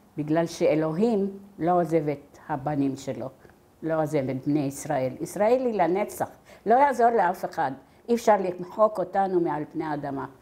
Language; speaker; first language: Hebrew; non-native, fluent; Arabic